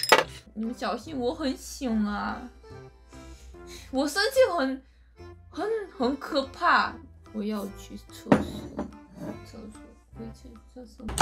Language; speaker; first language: Chinese; non-native, fluent; Korean